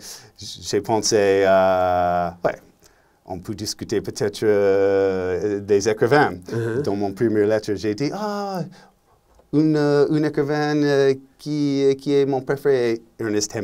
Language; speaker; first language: French; non-native, learner; English